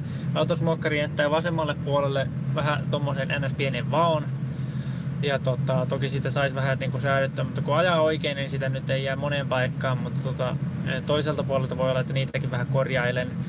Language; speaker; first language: Finnish; native; Finnish